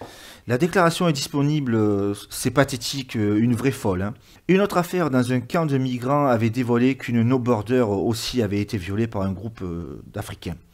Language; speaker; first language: French; native; French